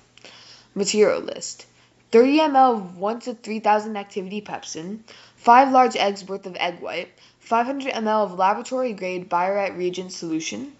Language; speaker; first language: English; native; English